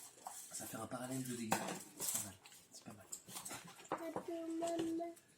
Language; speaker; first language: French; native; French